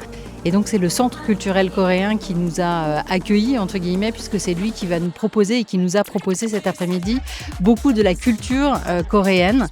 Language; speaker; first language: French; native; French